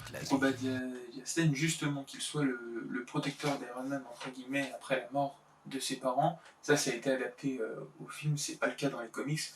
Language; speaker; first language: French; native; French